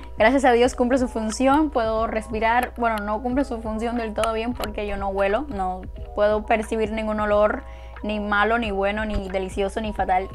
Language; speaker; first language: Spanish; native; Spanish